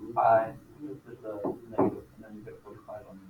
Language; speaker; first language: English; native; English